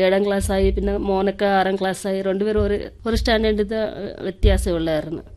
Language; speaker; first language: Malayalam; non-native, local second language; Telugu